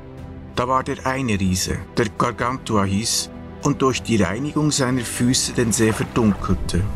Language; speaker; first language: German; native; German